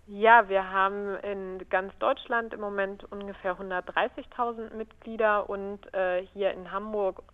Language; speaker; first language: German; native; German